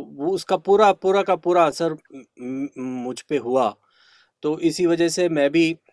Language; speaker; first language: Hindi; non-native, local second language; Kannada